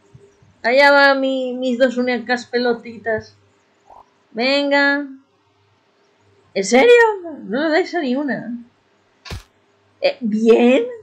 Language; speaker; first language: Spanish; native; Spanish